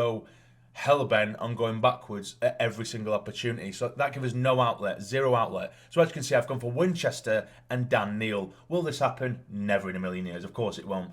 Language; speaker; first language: English; native; English